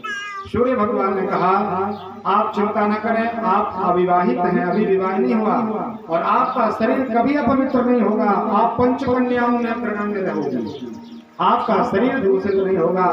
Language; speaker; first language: Hindi; native; Hindi